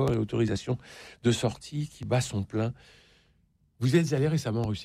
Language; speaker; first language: French; native; French